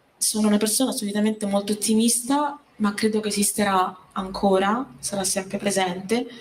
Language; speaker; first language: Italian; native; Italian